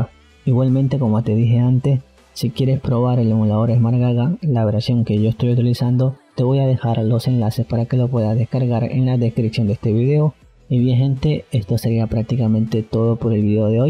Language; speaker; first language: Spanish; native; Spanish